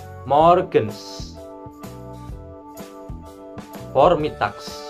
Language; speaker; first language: German; non-native, learner; Indonesian